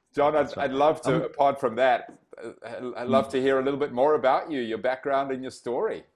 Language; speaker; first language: English; native; English